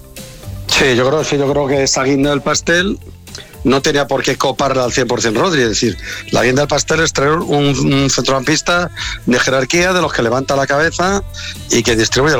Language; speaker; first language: Spanish; native; Spanish